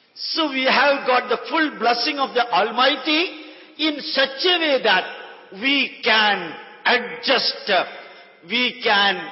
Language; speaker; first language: English; non-native, local second language; Malayalam